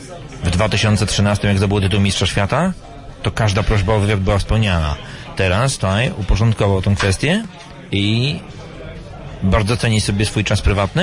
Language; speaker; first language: Polish; native; Polish